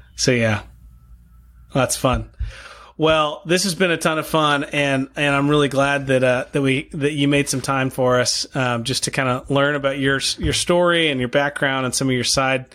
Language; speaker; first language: English; native; English